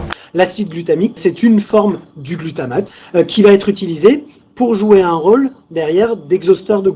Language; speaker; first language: French; native; French